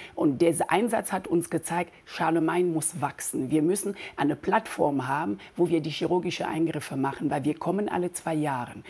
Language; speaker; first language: German; non-native, fluent; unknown